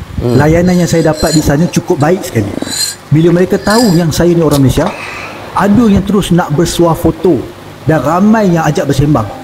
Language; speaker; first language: Malay; native; Malay